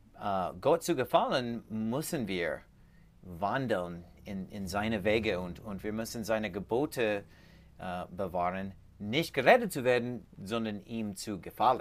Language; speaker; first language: German; non-native, learner; English